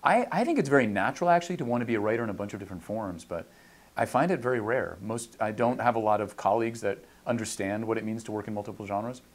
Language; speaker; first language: English; native; English